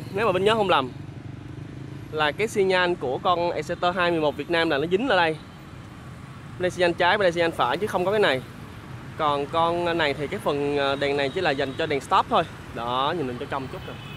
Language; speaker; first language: Vietnamese; native; Vietnamese